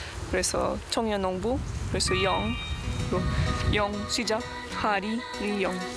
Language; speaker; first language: Korean; non-native, learner; English